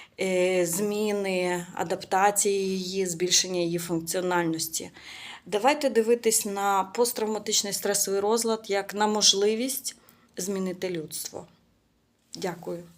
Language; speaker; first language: Ukrainian; native; Ukrainian